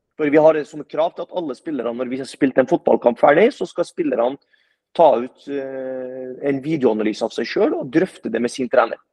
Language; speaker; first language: Norwegian; early bilingual, other home language; Arabic